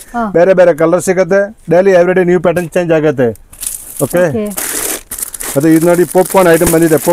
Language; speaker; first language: Kannada; non-native, local second language; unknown